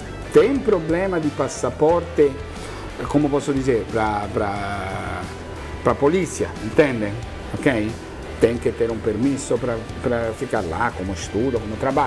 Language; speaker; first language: Portuguese; non-native, fluent; Italian